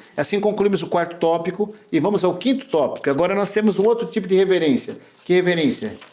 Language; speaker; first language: Portuguese; native; Portuguese